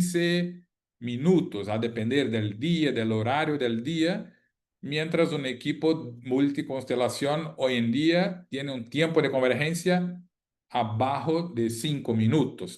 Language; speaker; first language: Spanish; non-native, fluent; Portuguese